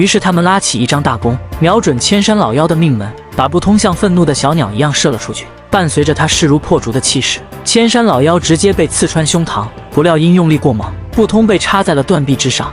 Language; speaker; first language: Chinese; native; Chinese